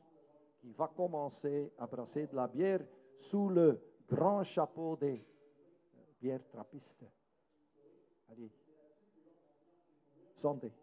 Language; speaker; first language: French; non-native, local second language; Dutch